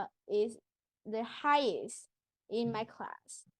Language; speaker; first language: English; non-native, learner; Vietnamese